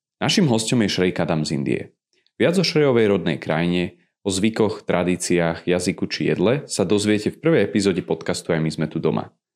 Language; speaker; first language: Slovak; native; Slovak